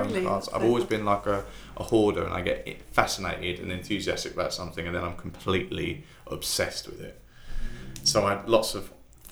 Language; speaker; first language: English; native; English